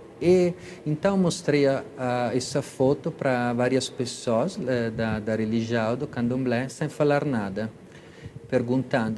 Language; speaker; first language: Portuguese; non-native, fluent; Italian